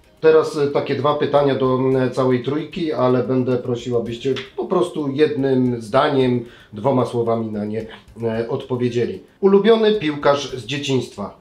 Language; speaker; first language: Polish; native; Polish